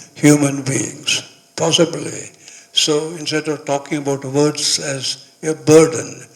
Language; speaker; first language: English; non-native, local second language; Malayalam